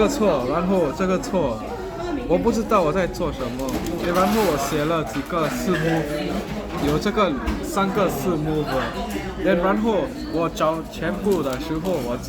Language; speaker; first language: Chinese; non-native, learner; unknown